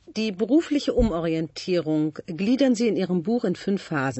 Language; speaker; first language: German; native; German